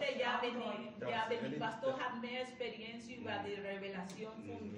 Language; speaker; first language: German; non-native, learner; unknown